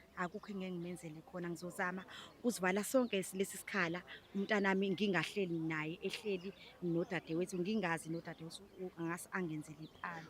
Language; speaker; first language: Zulu; native; Zulu